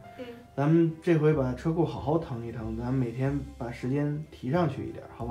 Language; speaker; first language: Chinese; native; Chinese